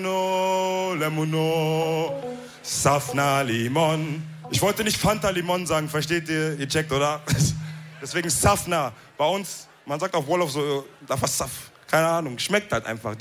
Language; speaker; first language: German; early bilingual, other home language; Wolof